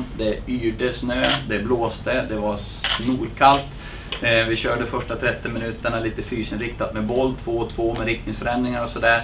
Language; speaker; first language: Swedish; native; Swedish